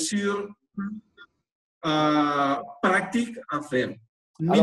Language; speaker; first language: French; non-native, fluent; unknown